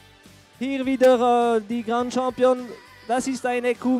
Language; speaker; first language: German; non-native, local second language; French